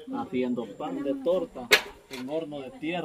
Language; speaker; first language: Spanish; native; Spanish